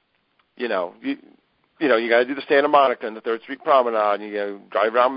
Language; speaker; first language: English; native; English